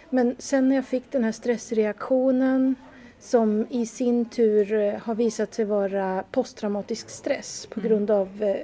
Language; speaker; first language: Swedish; native; Swedish